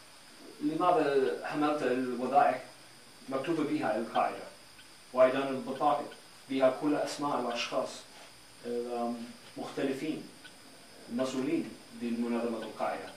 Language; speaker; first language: Arabic; non-native, fluent; English